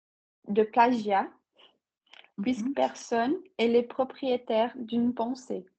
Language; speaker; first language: French; non-native, fluent; Portuguese